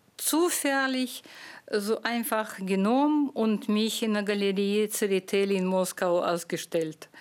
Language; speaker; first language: German; non-native, fluent; Russian